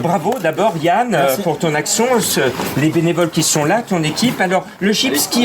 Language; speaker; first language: French; native; French